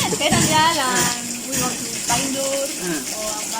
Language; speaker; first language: English; non-native, learner; Spanish